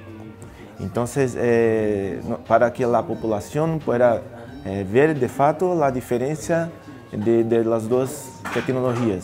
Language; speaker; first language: Spanish; non-native, learner; Portuguese